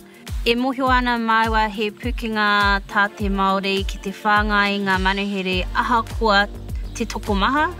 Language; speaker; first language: Māori; non-native, local second language; English